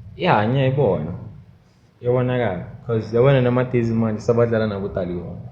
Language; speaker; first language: Zulu; native; Zulu